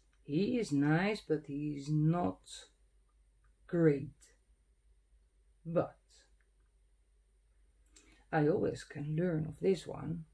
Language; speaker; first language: English; non-native, fluent; Dutch